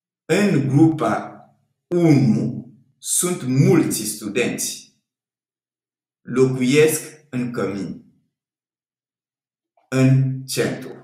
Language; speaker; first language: Romanian; non-native, fluent; French